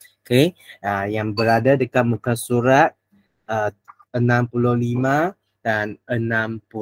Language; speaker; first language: Malay; non-native, local second language; Chinese